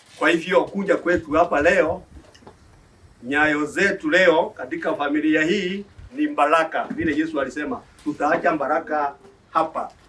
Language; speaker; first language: Swahili; non-native, local second language; Embu